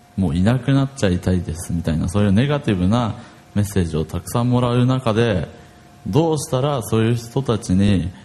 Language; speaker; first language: Japanese; native; Japanese